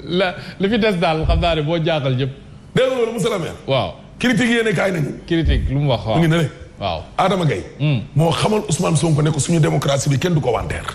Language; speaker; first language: Wolof; native; Wolof